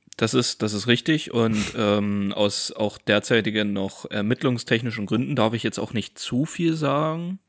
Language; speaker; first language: German; native; German